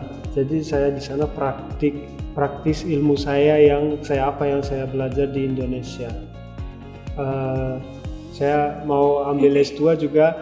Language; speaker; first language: Indonesian; non-native, fluent; Turkmen